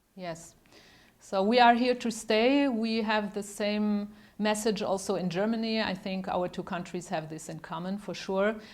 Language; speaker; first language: English; non-native, fluent; German